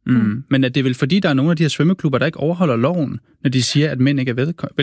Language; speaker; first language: Danish; native; Danish